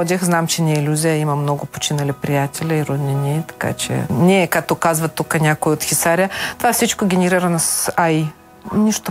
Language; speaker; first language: Bulgarian; non-native, fluent; Ukrainian